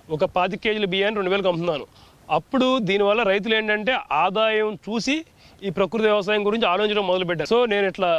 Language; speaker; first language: Telugu; native; Telugu